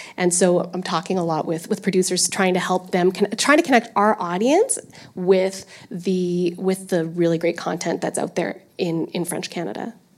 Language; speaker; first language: English; native; English